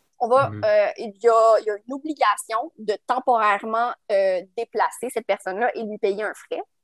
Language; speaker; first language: French; native; French